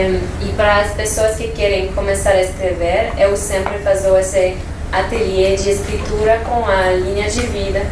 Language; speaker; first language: Portuguese; non-native, fluent; French